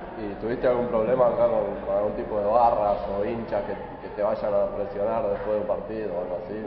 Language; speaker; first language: Spanish; native; Spanish